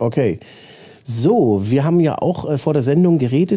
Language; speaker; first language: German; native; German